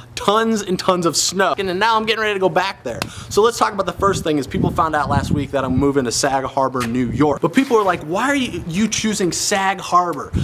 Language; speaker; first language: English; native; English